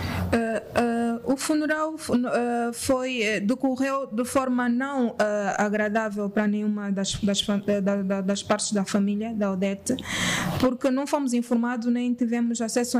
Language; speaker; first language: Portuguese; native; Portuguese